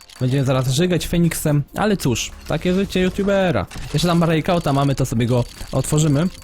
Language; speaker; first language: Polish; native; Polish